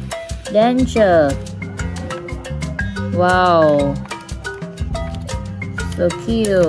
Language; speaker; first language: English; non-native, learner; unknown